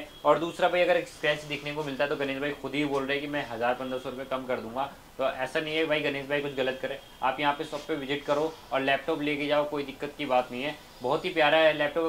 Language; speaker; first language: Hindi; native; Hindi